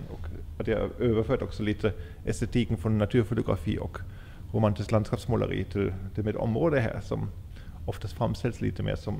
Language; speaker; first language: Swedish; native; Swedish